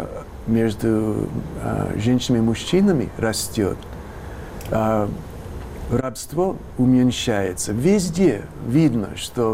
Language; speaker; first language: Russian; non-native, fluent; English